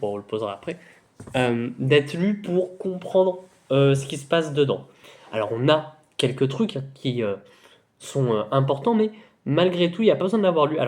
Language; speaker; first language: French; native; French